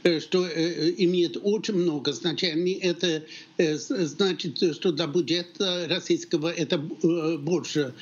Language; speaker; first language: Russian; non-native, fluent; Swedish